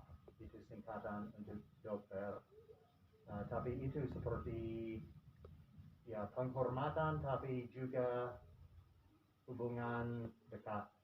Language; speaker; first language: Indonesian; non-native, fluent; English